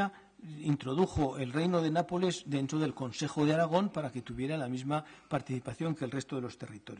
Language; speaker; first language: Spanish; native; Spanish